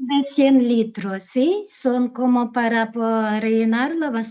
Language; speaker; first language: Spanish; non-native, fluent; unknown